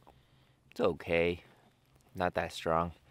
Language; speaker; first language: English; native; English